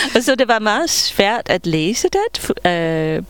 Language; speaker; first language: Danish; non-native, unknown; English